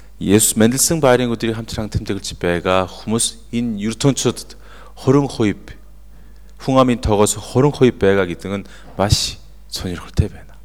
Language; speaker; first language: Mongolian; non-native, fluent; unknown